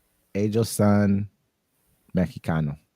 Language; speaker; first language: Spanish; non-native, learner; English